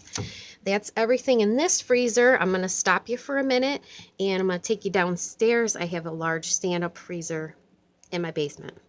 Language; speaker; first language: English; native; English